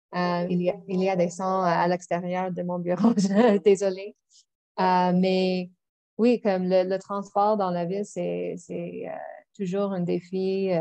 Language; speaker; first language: French; non-native, local second language; English